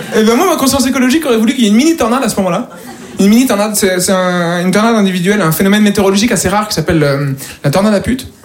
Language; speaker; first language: French; native; French